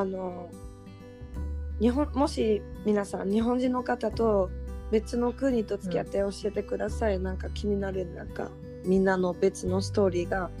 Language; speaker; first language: Japanese; non-native, learner; French